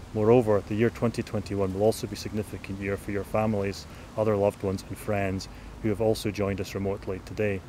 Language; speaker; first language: English; native; English